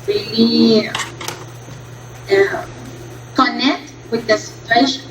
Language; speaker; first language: English; non-native, learner; Spanish